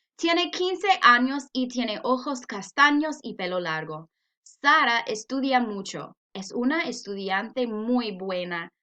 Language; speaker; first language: Spanish; non-native, fluent; English